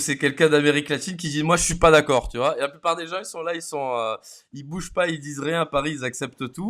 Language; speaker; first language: French; native; French